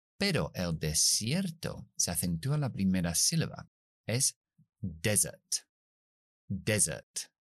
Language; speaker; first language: Spanish; non-native, fluent; English